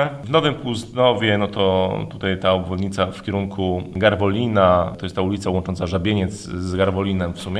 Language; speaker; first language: Polish; native; Polish